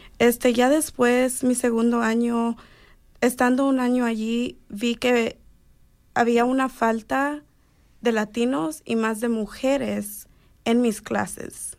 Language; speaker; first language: Spanish; early bilingual, heritage; Spanish